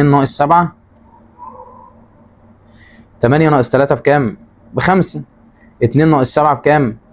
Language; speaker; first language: Arabic; native; Arabic